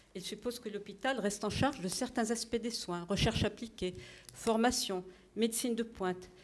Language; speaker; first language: French; non-native, local second language; Arabic